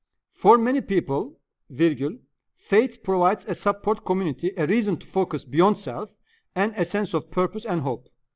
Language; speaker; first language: English; non-native, fluent; Turkish